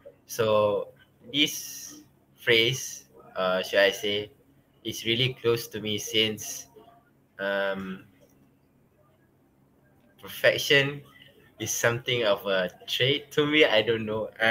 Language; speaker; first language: English; non-native, local second language; Malay